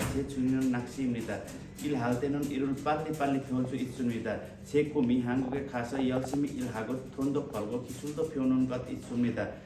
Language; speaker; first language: Korean; non-native, learner; Nepali